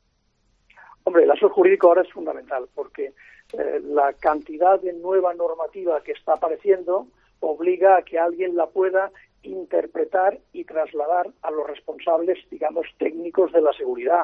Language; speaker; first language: Spanish; native; Spanish